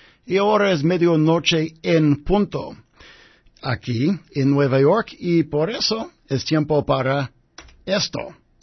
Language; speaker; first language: Spanish; non-native, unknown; English